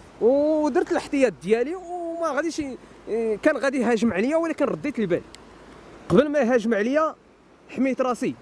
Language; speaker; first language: Arabic; native; Arabic